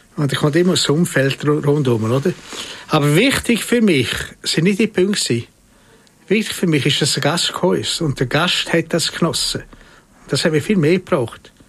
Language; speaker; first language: German; native; German